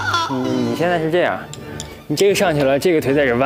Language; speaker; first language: Chinese; native; Chinese